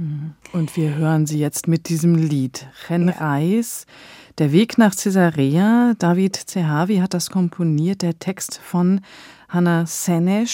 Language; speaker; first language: German; native; German